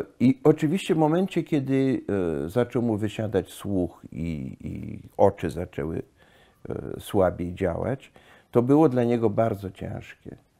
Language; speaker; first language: Polish; early bilingual, heritage; Polish